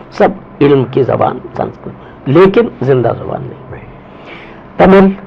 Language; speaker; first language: Urdu; non-native, local second language; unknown